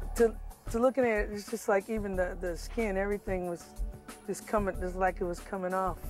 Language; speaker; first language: English; native; English